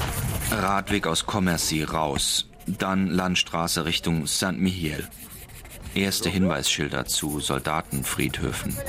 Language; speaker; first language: German; native; German